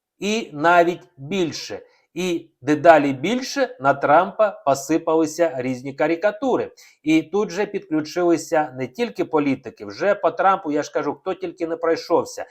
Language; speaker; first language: Ukrainian; non-native, local second language; Russian